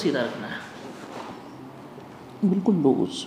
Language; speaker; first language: Hindi; native; Hindi